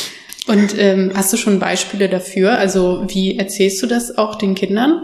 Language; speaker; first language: German; native; German